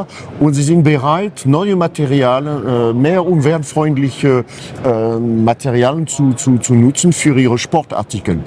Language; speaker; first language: German; non-native, fluent; French